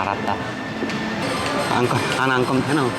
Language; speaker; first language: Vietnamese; non-native, learner; Korean